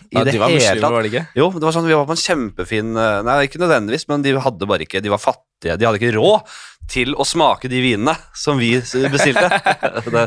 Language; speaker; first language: Norwegian; native; Norwegian